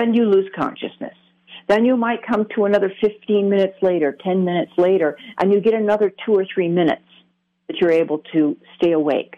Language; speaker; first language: English; native; English